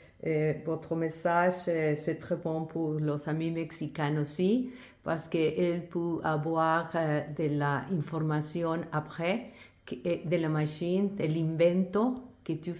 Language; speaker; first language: French; non-native, learner; Spanish